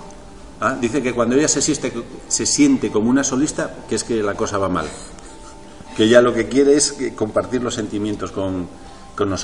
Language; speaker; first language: Spanish; native; Spanish